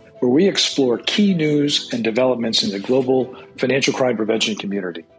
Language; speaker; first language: English; native; English